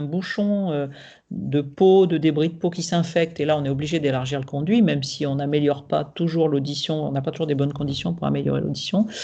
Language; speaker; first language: French; native; French